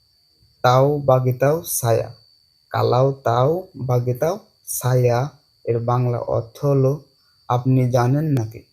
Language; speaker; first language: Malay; non-native, learner; Bangla